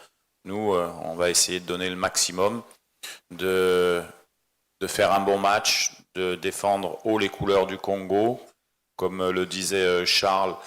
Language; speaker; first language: French; native; French